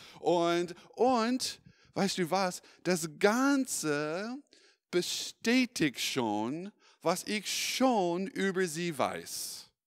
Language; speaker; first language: German; non-native, fluent; English